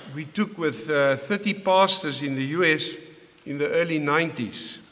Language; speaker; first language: English; non-native, local second language; Afrikaans